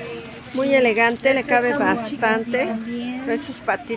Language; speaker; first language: Spanish; native; Spanish